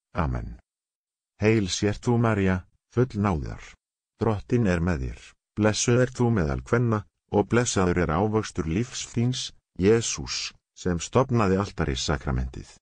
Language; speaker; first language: Icelandic; non-native, learner; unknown